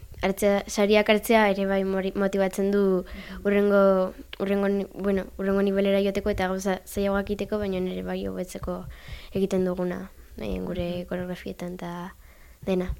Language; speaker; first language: Basque; non-native, local second language; Spanish